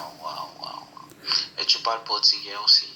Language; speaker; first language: French; non-native, local second language; Haitian Creole